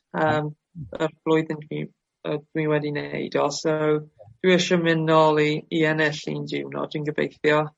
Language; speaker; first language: Welsh; non-native, local second language; English